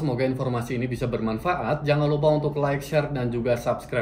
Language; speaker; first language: Indonesian; native; Indonesian